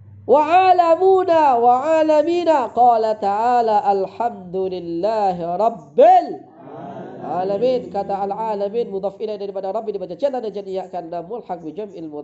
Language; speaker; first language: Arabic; non-native, fluent; Indonesian